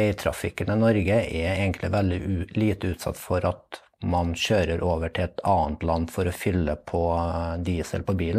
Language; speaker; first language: Norwegian; native; Norwegian